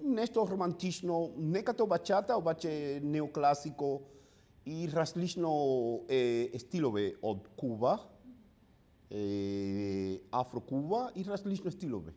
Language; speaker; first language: Bulgarian; non-native, learner; Spanish